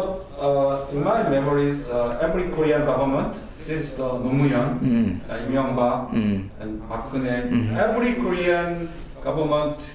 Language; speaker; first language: English; non-native, learner; Korean